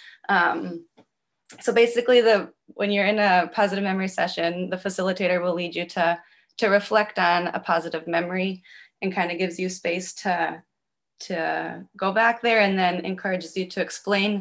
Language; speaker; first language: English; native; English